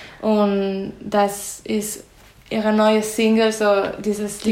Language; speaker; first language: German; non-native, fluent; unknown